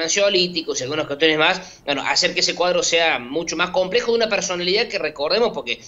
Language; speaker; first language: Spanish; native; Spanish